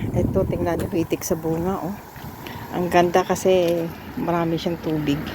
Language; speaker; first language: Filipino; non-native, local second language; Cebuano